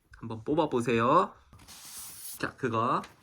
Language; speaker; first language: Korean; native; Korean